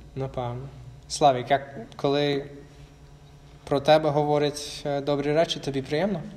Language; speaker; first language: Ukrainian; non-native, fluent; English